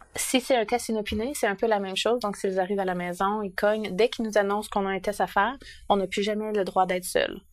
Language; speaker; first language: French; native; French